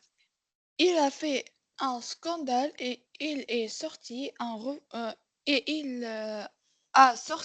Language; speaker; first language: French; non-native, learner; Arabic